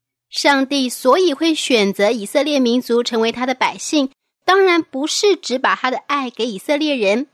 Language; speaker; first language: Chinese; native; Chinese